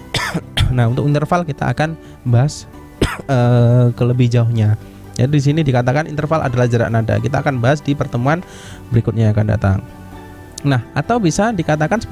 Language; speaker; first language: Indonesian; native; Indonesian